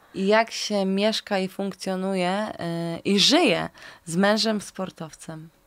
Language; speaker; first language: Polish; native; Polish